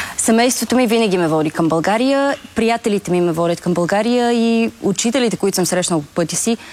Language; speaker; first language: Bulgarian; native; Bulgarian